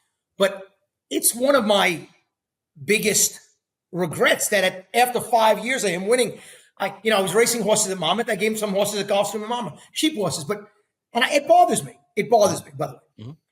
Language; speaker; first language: English; native; English